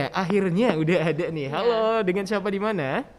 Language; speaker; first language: Indonesian; native; Indonesian